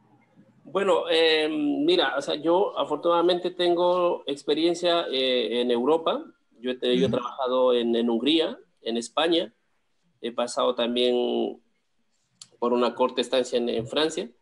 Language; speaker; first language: Spanish; native; Spanish